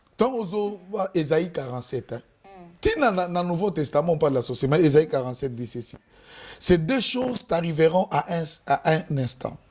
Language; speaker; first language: French; non-native, local second language; Lingala